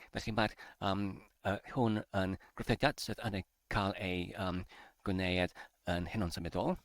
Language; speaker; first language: Welsh; non-native, learner; English